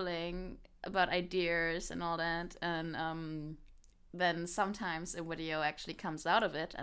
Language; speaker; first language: English; non-native, fluent; German